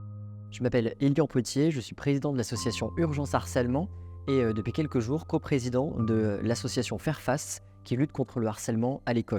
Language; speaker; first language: French; native; French